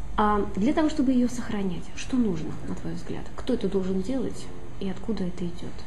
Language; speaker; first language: Russian; native; Russian